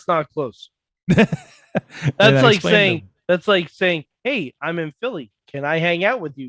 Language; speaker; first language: English; native; English